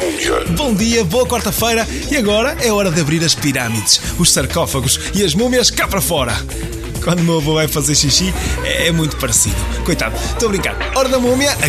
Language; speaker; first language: Portuguese; native; Portuguese